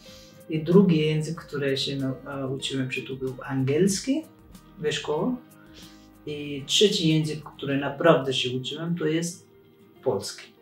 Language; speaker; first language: Polish; non-native, learner; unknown